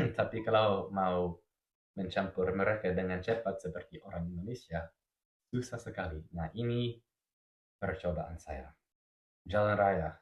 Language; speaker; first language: Indonesian; non-native, fluent; English